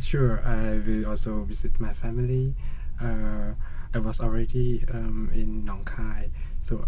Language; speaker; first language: English; non-native, learner; Thai